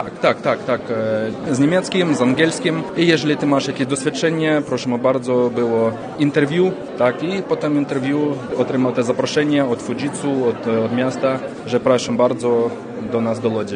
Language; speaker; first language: Polish; non-native, learner; Ukrainian